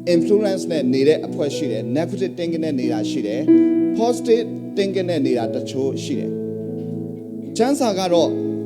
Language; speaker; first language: Burmese; non-native, local second language; Kachin